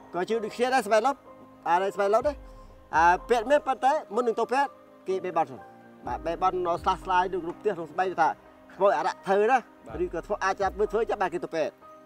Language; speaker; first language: Khmer; non-native, local second language; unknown